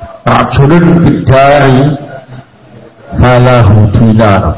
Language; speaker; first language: Arabic; non-native, learner; Indonesian